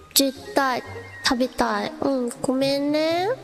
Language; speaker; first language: Japanese; non-native, learner; English